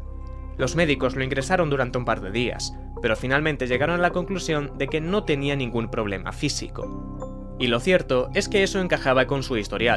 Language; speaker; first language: Spanish; native; Spanish